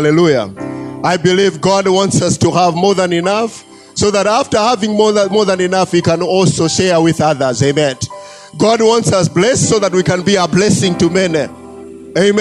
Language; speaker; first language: English; non-native, local second language; Nyanja